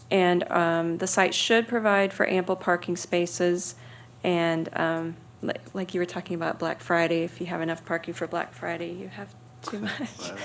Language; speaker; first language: English; native; English